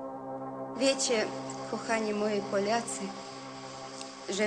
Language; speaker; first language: Polish; early bilingual, heritage; Polish